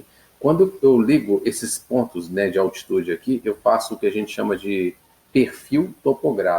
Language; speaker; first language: Portuguese; native; Portuguese